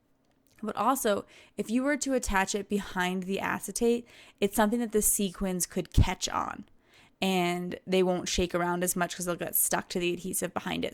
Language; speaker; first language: English; native; English